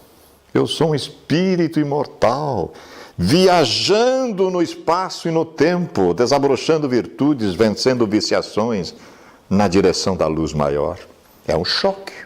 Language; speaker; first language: Portuguese; native; Portuguese